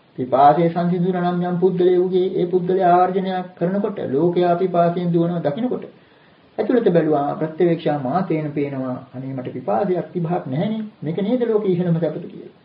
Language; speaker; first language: Sinhala; native; Sinhala